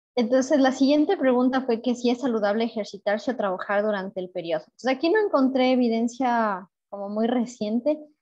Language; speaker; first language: Spanish; native; Spanish